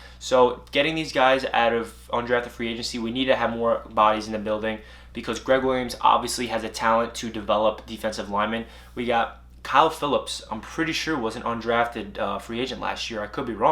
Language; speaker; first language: English; native; English